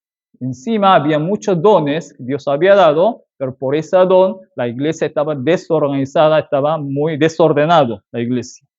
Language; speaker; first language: Spanish; non-native, fluent; Korean